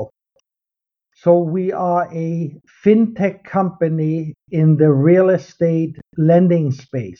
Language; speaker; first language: English; non-native, fluent; German